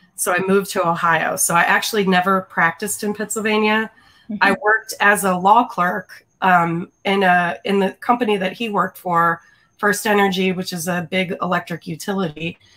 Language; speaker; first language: English; native; English